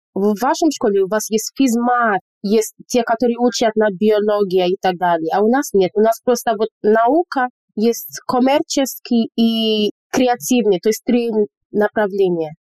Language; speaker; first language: Russian; non-native, fluent; English